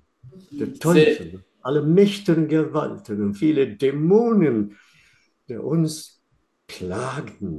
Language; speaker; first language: German; non-native, fluent; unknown